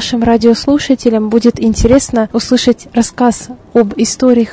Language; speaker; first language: Russian; native; Russian